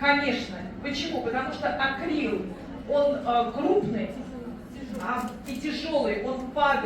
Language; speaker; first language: Russian; native; Russian